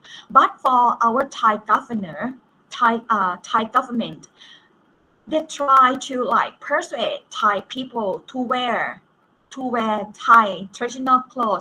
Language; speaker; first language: English; non-native, fluent; Thai